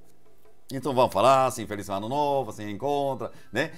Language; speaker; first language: Portuguese; non-native, fluent; Japanese